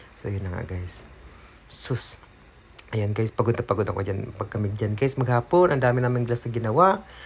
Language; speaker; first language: Filipino; non-native, local second language; Cebuano